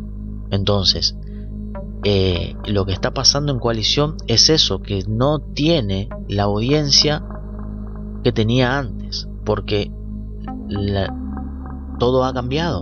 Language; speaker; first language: Spanish; native; Spanish